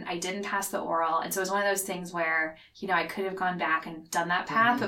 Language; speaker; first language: English; native; English